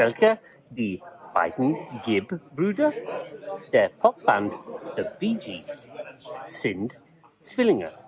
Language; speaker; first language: German; non-native, learner; English